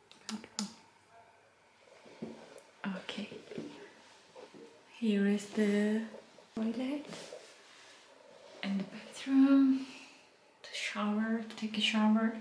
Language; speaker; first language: English; non-native, fluent; Chinese